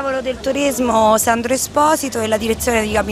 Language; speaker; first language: Italian; native; Italian